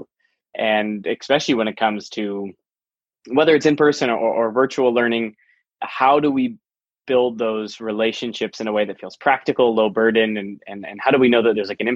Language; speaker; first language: English; native; English